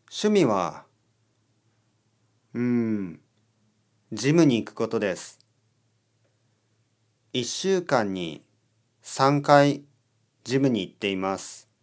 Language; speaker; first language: Japanese; non-native, learner; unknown